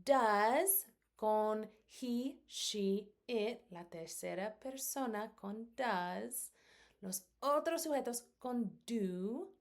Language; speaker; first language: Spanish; non-native, fluent; English